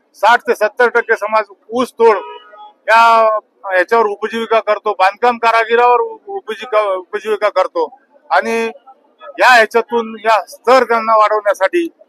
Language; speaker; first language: Marathi; non-native, local second language; Lambadi